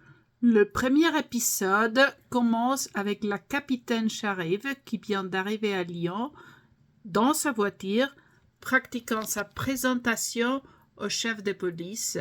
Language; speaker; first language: French; non-native, fluent; English